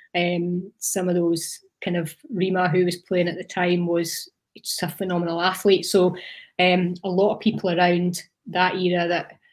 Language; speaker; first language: English; native; English